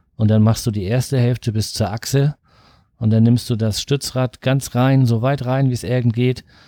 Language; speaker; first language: German; native; German